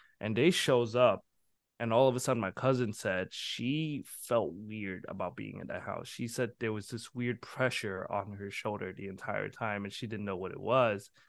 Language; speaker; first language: English; early bilingual, other home language; Vietnamese